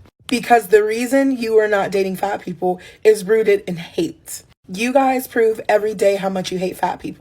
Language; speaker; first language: English; native; English